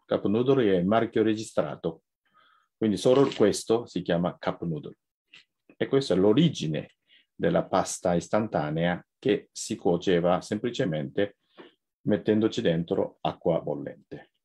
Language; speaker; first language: Italian; non-native, fluent; Japanese